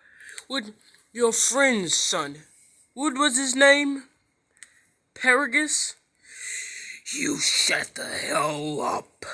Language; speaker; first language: English; native; English